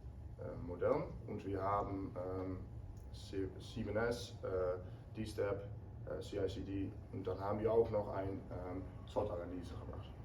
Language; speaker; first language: German; non-native, learner; Dutch